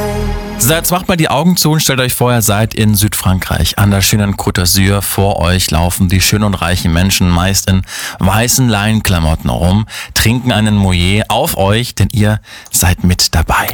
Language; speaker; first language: German; native; German